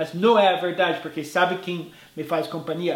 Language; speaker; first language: Portuguese; non-native, fluent; English